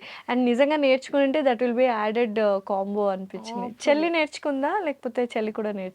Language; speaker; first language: Telugu; native; Telugu